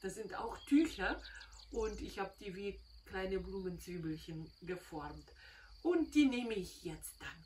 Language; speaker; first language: German; non-native, fluent; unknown